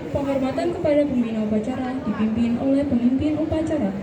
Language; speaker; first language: Indonesian; native; Indonesian